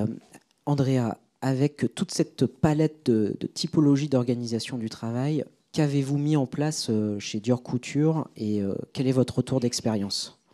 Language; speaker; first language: French; native; French